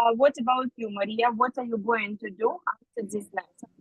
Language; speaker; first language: English; non-native, fluent; Ukrainian